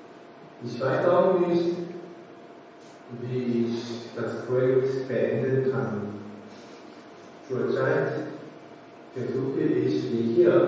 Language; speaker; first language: German; non-native, learner; Korean